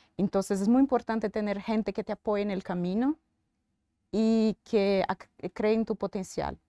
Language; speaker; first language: Spanish; non-native, fluent; Portuguese